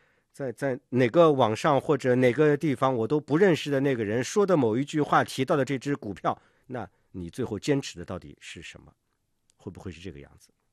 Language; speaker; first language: Chinese; native; Chinese